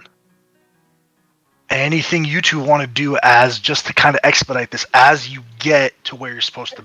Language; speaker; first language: English; native; English